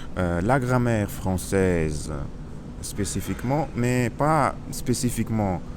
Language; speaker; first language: French; non-native, learner; Russian